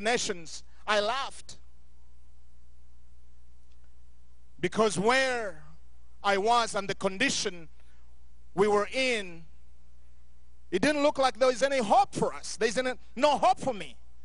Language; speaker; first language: English; non-native, local second language; Ganda